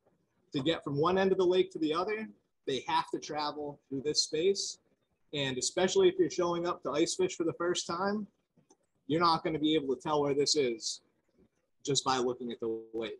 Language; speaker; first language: English; native; English